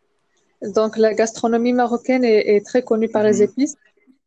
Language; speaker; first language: French; non-native, local second language; Arabic